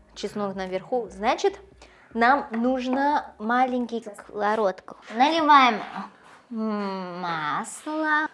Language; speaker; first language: Russian; non-native, fluent; Chinese